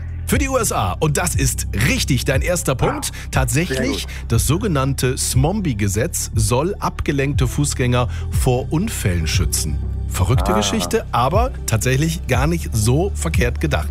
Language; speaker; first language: German; native; German